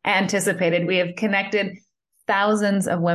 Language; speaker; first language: English; native; English